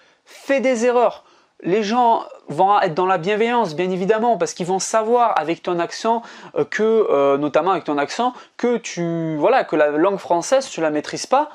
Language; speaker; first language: French; native; French